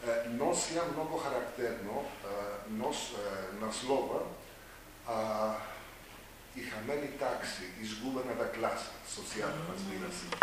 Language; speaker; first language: Bulgarian; non-native, fluent; Greek